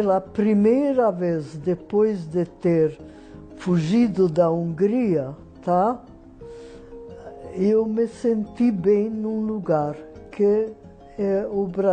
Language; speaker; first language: Portuguese; non-native, fluent; Hungarian